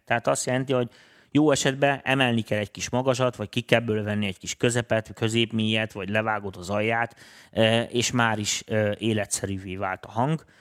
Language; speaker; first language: Hungarian; native; Hungarian